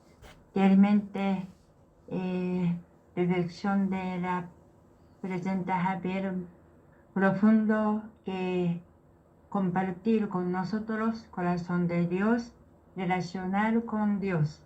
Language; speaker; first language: Spanish; non-native, learner; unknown